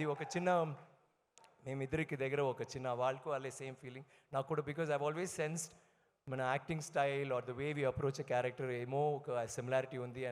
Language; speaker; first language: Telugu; non-native, learner; Tamil